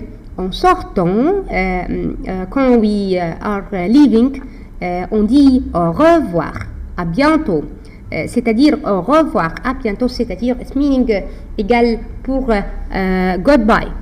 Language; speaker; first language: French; non-native, fluent; Arabic